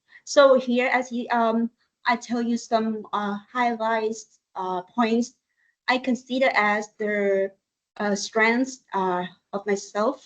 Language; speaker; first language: English; non-native, local second language; Vietnamese